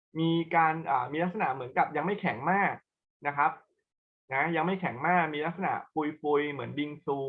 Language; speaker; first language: Thai; native; Thai